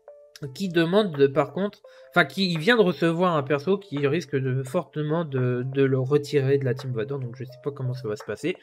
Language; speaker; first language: French; native; French